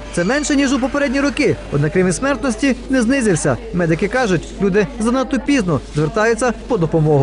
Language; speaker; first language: Ukrainian; native; Ukrainian